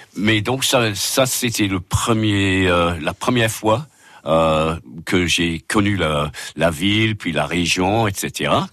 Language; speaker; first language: French; non-native, fluent; English